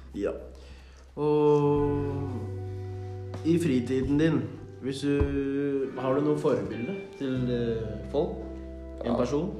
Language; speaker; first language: Norwegian; early bilingual, other home language; Thai